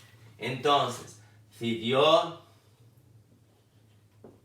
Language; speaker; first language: Spanish; non-native, fluent; Portuguese